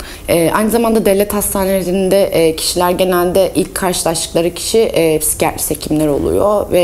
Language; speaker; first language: Turkish; early bilingual, heritage; Turkish